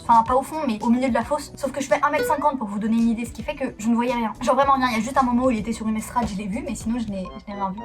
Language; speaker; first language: French; native; French